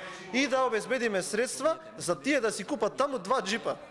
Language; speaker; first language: Macedonian; native; Macedonian